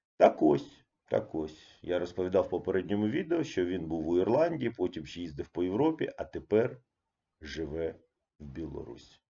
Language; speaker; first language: Ukrainian; non-native, local second language; Russian